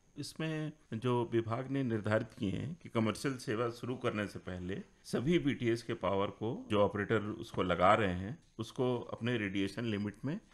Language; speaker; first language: Hindi; native; Hindi